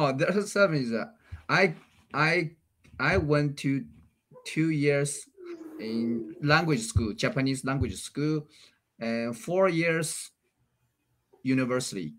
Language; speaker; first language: English; non-native, learner; Chinese